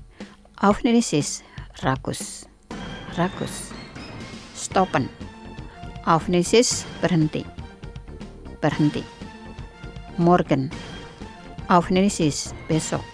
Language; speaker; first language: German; non-native, fluent; Indonesian